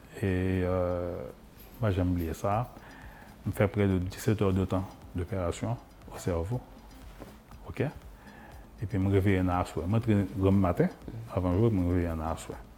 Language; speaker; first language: French; non-native, local second language; Haitian Creole